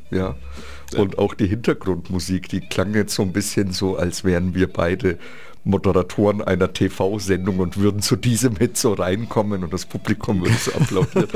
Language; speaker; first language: German; early bilingual, other home language; Turkish